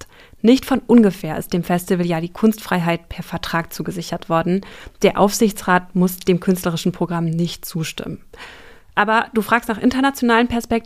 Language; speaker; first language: German; native; German